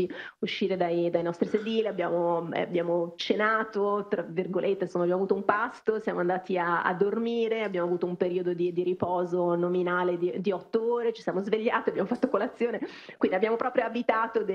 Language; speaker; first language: Italian; native; Italian